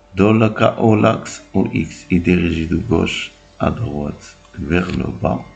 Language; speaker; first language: French; non-native, local second language; Arabic